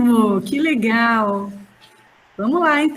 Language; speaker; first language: Portuguese; native; Portuguese